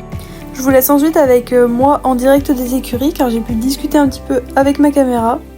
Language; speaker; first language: French; native; French